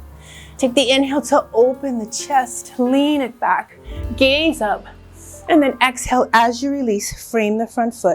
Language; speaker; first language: English; native; English